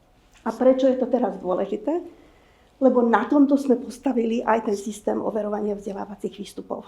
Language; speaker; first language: Slovak; native; Slovak